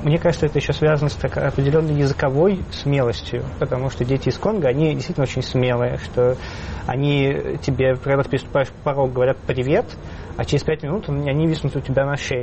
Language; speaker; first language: Russian; native; Russian